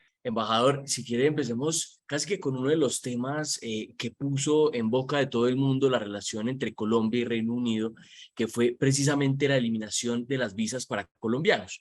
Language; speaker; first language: Spanish; native; Spanish